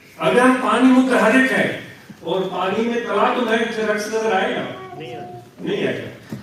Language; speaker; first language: Urdu; non-native, local second language; Sindhi